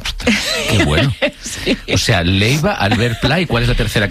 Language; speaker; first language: Spanish; native; Spanish